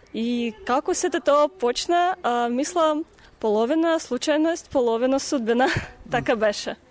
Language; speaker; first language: Macedonian; non-native, fluent; Russian